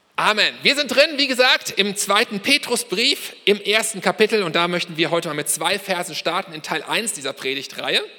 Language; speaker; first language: German; native; German